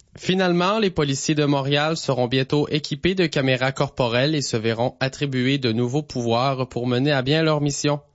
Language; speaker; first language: French; native; French